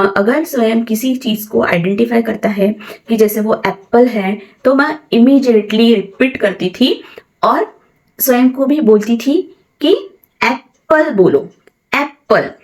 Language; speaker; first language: Hindi; non-native, local second language; Marathi